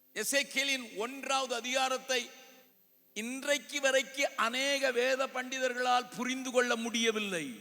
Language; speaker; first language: Tamil; native; Tamil